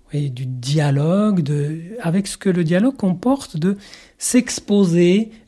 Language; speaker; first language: French; non-native, local second language; Arabic